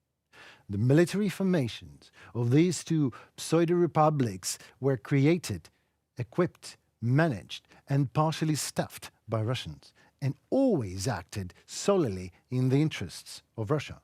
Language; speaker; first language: English; non-native, fluent; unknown